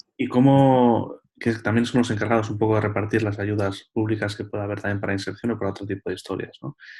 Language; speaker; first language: Spanish; native; Spanish